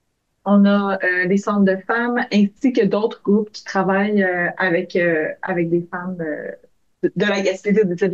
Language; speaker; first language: French; native; French